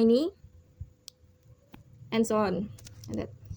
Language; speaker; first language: English; non-native, learner; Indonesian